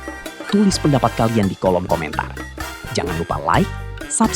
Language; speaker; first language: Indonesian; native; Indonesian